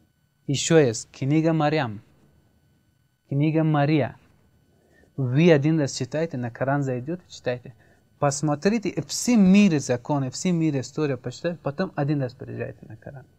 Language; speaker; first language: Russian; non-native, learner; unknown